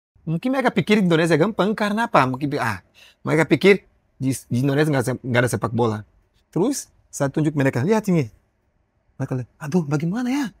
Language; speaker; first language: Indonesian; non-native, learner; Portuguese